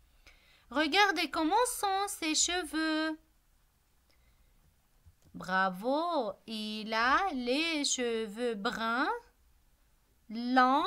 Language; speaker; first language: French; non-native, local second language; Arabic